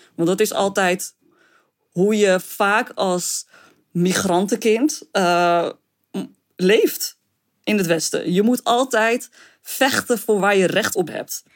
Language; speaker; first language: Dutch; early bilingual, other home language; Arabic